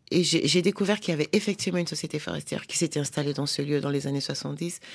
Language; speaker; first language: French; native; French